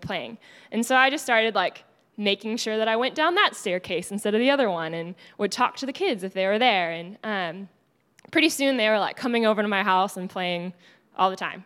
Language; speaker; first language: English; native; English